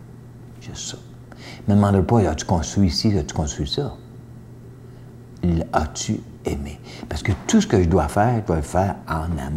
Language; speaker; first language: French; native; French